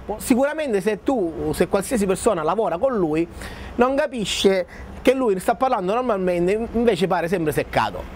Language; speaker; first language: Italian; native; Italian